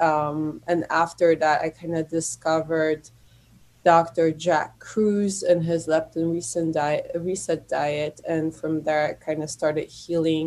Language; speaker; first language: English; non-native, fluent; Polish